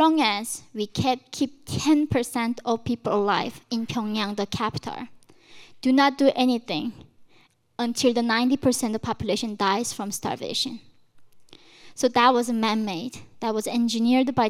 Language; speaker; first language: English; non-native, fluent; Korean